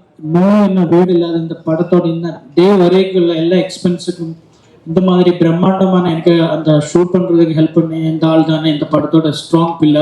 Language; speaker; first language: Tamil; non-native, learner; Malayalam